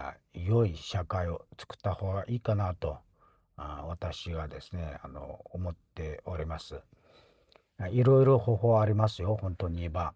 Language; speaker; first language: Japanese; non-native, fluent; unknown